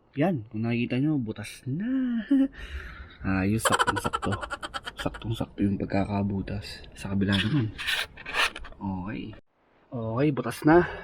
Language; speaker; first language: Filipino; native; Filipino